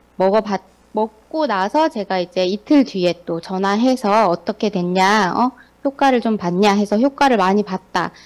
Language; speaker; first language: Korean; native; Korean